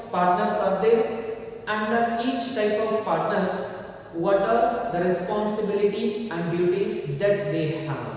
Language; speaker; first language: English; non-native, local second language; Kannada